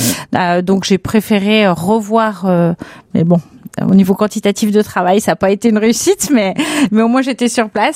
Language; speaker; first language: French; native; French